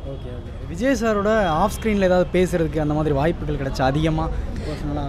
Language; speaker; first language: Tamil; native; Tamil